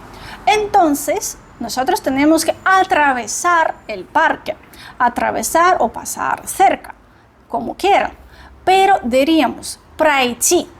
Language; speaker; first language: Spanish; non-native, fluent; Russian